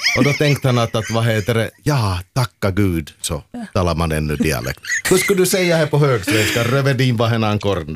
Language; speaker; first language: Swedish; native; Swedish